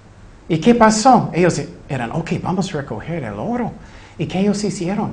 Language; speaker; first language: Spanish; non-native, fluent; English